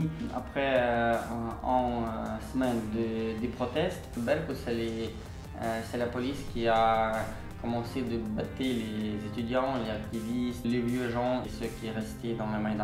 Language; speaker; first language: French; non-native, learner; Ukrainian